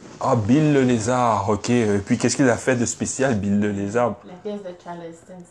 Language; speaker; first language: French; native; French